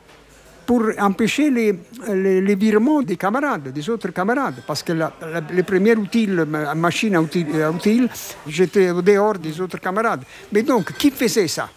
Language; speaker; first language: French; non-native, fluent; Italian